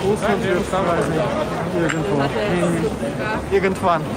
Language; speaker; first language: German; non-native, fluent; Russian